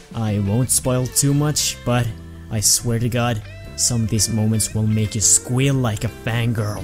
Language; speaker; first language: English; native; English